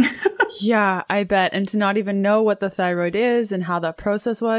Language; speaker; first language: English; native; English